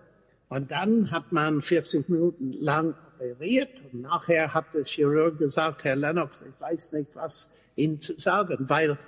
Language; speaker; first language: German; non-native, fluent; English